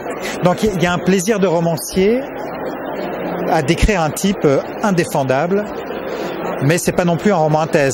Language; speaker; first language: French; native; French